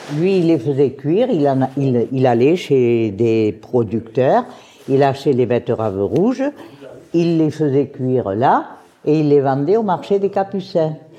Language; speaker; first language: French; early bilingual, other home language; Spanish